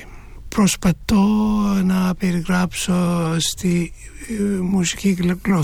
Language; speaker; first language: Greek; non-native, fluent; Turkish